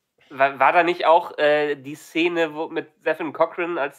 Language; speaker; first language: German; native; German